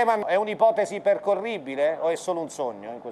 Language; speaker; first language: Italian; native; Italian